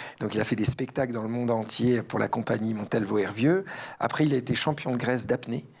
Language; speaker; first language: French; early bilingual, other home language; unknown